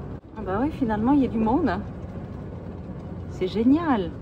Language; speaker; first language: French; native; French